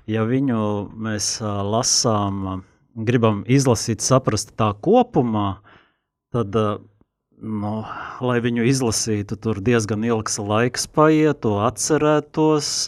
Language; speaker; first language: Latvian; native; Latvian